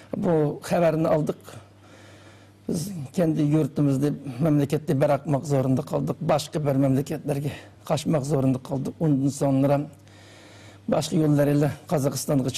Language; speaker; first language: Turkish; non-native, learner; Uyghur